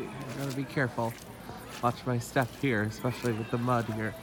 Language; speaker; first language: English; native; English